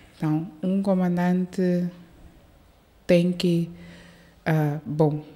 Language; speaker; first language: Portuguese; early bilingual, heritage; Portuguese